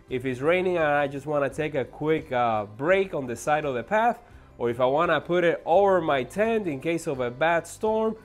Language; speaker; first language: English; native; English